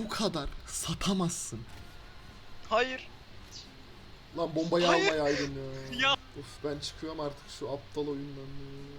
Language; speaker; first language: Turkish; native; Turkish